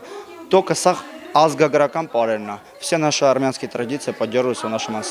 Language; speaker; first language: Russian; early bilingual, other home language; Armenian